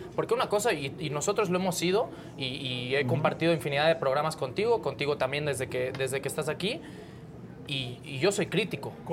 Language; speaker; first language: Spanish; non-native, local second language; Catalan